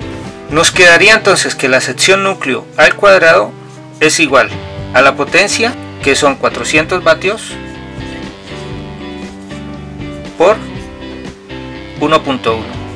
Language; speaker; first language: Spanish; native; Spanish